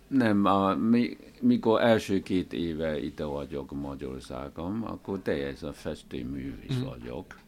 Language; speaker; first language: Hungarian; non-native, learner; Chinese